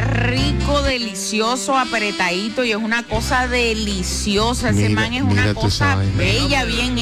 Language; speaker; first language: Spanish; native; Spanish